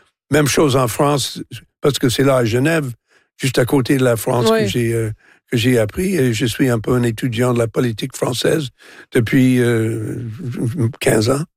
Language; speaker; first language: French; non-native, local second language; English